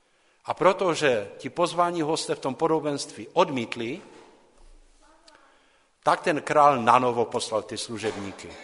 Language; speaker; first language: Czech; non-native, local second language; Polish